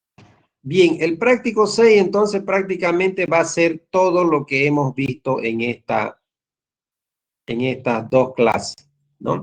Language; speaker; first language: Spanish; native; Spanish